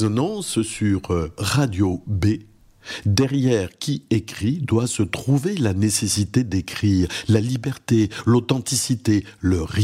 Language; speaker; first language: French; native; French